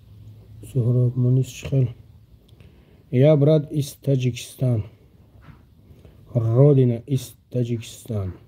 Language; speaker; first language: Russian; non-native, learner; Tajik